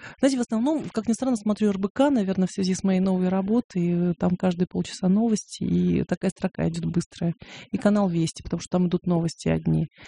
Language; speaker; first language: Russian; native; Russian